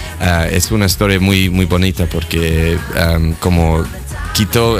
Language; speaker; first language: Spanish; non-native, fluent; English